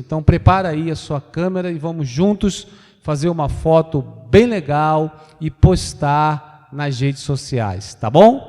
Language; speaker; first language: Portuguese; native; Portuguese